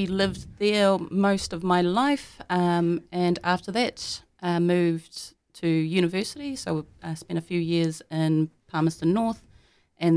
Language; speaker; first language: English; native; English